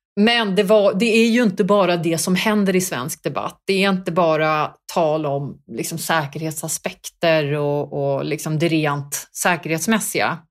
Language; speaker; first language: Swedish; early bilingual, other home language; Kurdish